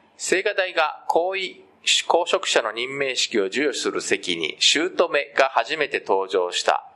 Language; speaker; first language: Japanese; native; Japanese